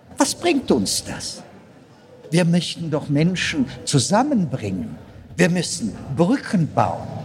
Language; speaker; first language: German; non-native, fluent; Amharic